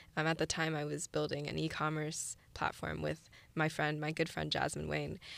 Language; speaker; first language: English; early bilingual, other home language; Chinese